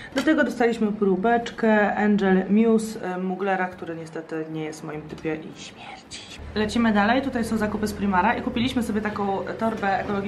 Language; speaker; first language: Polish; native; Polish